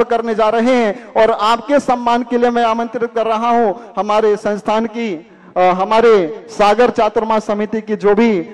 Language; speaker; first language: Hindi; native; Hindi